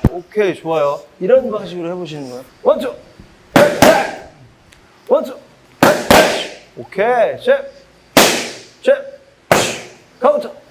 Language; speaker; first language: Korean; non-native, learner; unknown